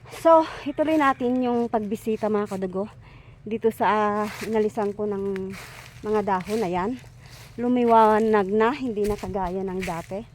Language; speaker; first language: Filipino; non-native, local second language; Iloko